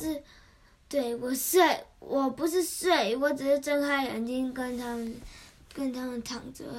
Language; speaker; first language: Chinese; early bilingual, heritage; Chinese